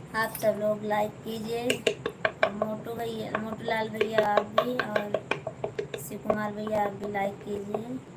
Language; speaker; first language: Hindi; native; Hindi